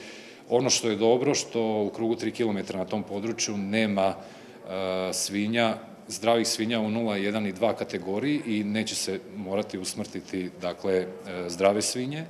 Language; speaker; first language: Croatian; native; Croatian